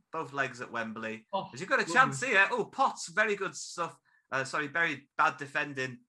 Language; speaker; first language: English; native; English